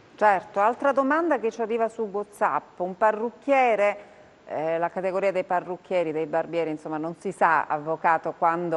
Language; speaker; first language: Italian; native; Italian